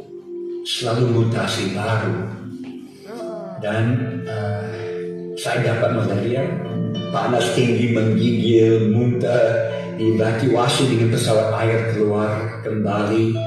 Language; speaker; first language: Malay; non-native, fluent; English